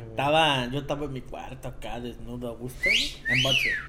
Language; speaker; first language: Spanish; native; Spanish